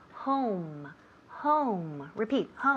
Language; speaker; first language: English; non-native, fluent; Spanish